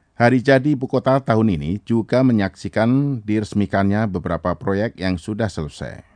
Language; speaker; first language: Indonesian; native; Indonesian